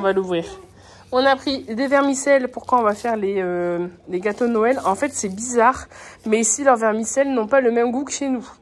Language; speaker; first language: French; native; French